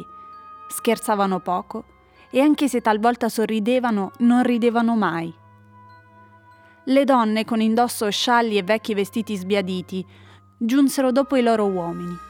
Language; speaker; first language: Italian; native; Italian